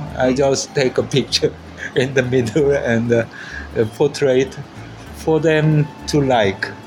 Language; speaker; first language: English; non-native, learner; Korean